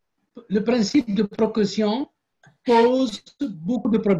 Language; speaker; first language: French; non-native, local second language; Arabic